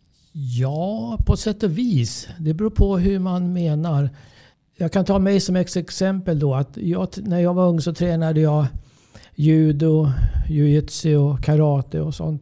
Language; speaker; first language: Swedish; native; Swedish